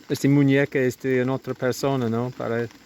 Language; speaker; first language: Spanish; non-native, learner; English